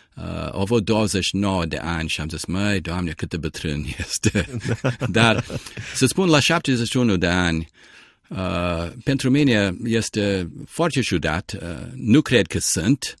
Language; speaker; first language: Romanian; early bilingual, heritage; Romanian